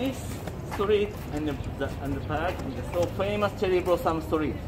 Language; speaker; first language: English; non-native, learner; Japanese